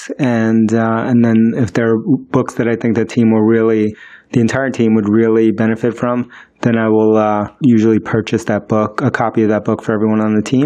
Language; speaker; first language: English; early bilingual, other home language; Spanish